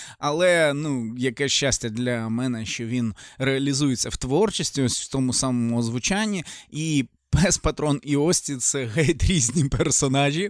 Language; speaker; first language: Ukrainian; native; Ukrainian